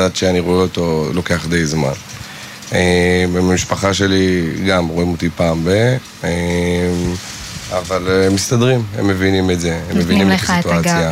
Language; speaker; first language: Hebrew; native; Hebrew